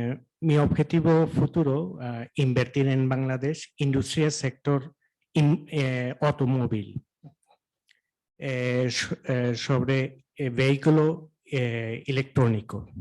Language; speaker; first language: Spanish; non-native, learner; Bangla